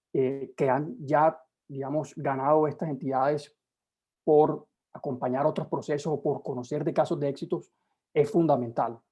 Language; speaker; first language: Spanish; native; Spanish